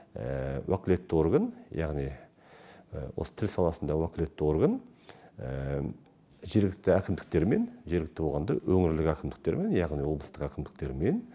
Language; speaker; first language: Kazakh; native; Kazakh